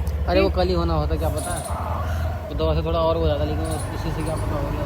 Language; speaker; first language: Hindi; native; Hindi